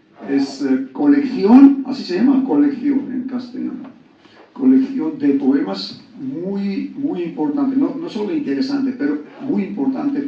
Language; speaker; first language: Spanish; non-native, learner; Georgian